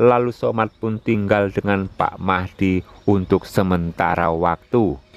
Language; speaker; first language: Indonesian; native; Indonesian